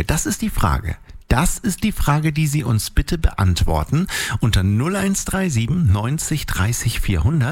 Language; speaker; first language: German; native; German